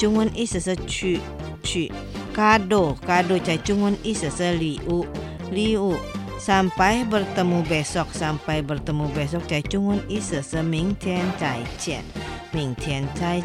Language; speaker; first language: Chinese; non-native, fluent; Indonesian